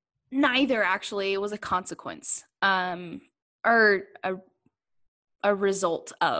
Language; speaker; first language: English; native; English